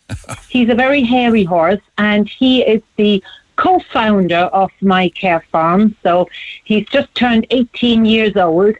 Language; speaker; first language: English; non-native, fluent; German